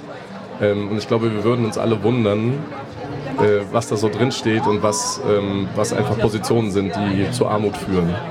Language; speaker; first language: German; native; German